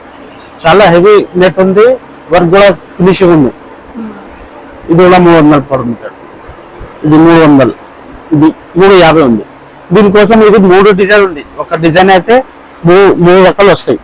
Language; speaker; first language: Telugu; non-native, local second language; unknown